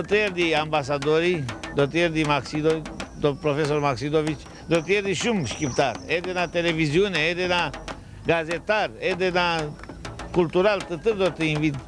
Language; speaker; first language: Albanian; early bilingual, heritage; Albanian